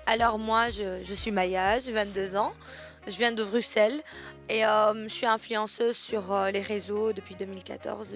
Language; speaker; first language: French; native; French